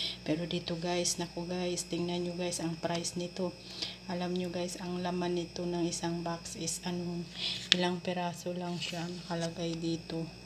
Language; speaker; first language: Filipino; non-native, local second language; Cebuano